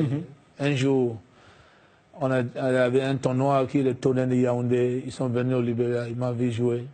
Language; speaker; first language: French; non-native, fluent; English